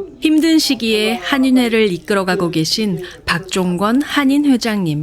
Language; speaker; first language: Korean; native; Korean